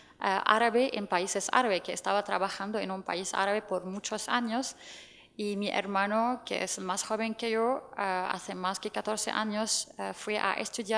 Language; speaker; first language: Spanish; non-native, fluent; Arabic